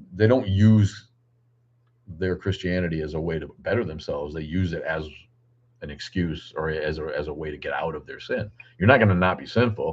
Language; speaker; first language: English; native; English